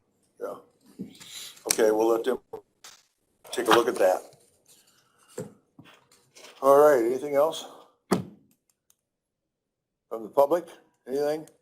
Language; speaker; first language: English; native; English